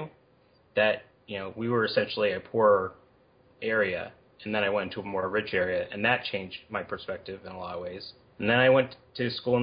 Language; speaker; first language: English; native; English